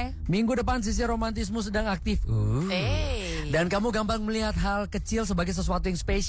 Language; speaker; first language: Indonesian; native; Indonesian